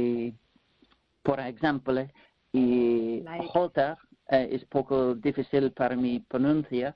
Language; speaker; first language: Spanish; non-native, learner; English